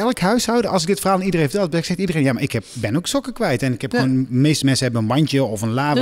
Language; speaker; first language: Dutch; native; Dutch